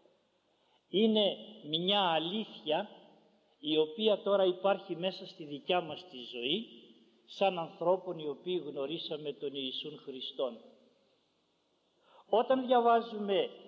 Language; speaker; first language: Greek; native; Greek